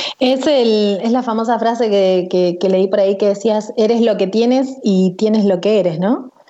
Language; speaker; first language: Spanish; native; Spanish